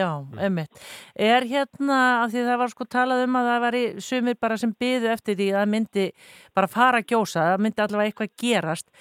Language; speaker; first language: Icelandic; native; Icelandic